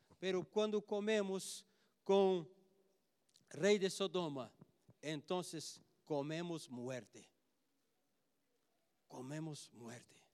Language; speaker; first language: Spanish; non-native, learner; Portuguese